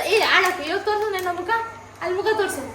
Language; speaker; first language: Kannada; native; Kannada